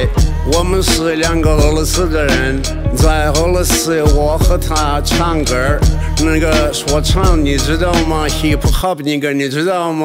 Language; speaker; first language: Chinese; early bilingual, heritage; Russian